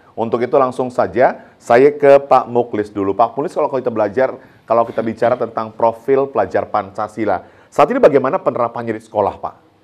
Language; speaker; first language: Indonesian; native; Indonesian